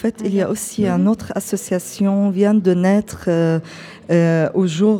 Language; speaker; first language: French; non-native, fluent; Arabic